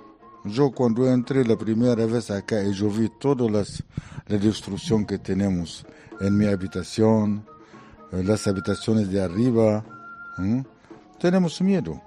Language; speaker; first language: Spanish; non-native, fluent; Arabic